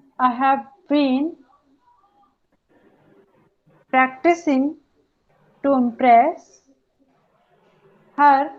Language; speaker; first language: English; non-native, learner; Hindi